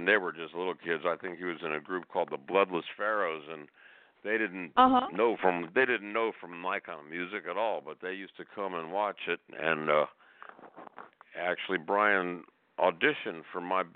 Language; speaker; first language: English; native; English